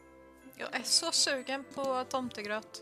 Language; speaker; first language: Swedish; native; Swedish